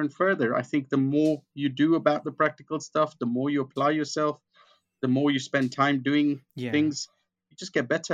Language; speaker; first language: English; non-native, local second language; Gujarati